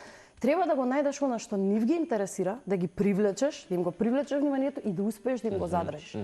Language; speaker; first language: Macedonian; native; Macedonian